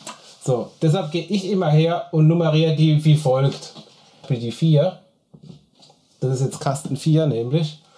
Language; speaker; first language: German; native; German